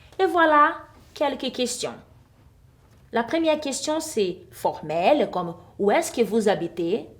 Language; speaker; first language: French; non-native, fluent; Portuguese